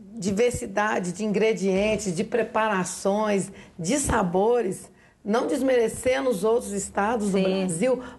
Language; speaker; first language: Portuguese; native; Portuguese